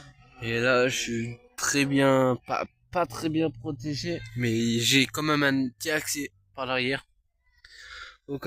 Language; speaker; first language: French; native; French